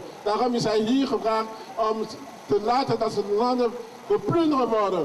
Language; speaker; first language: Dutch; non-native, learner; French